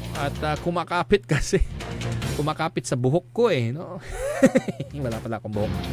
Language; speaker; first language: Filipino; non-native, local second language; Iloko